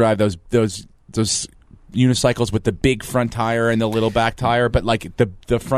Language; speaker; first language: English; native; English